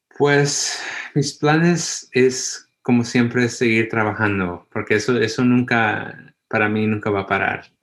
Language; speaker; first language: Spanish; early bilingual, heritage; Spanish